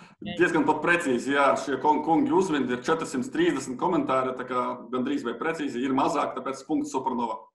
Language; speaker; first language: Latvian; non-native, local second language; Russian